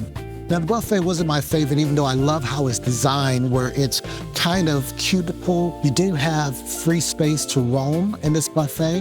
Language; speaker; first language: English; native; English